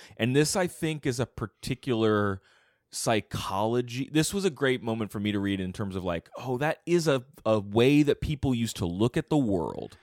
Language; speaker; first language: English; native; English